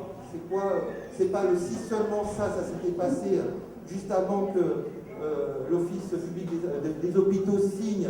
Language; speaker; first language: French; native; French